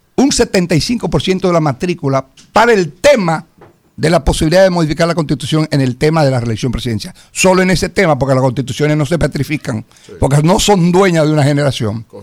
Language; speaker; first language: Spanish; native; Spanish